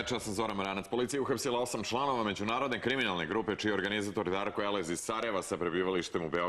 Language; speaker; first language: Serbian; native; Serbian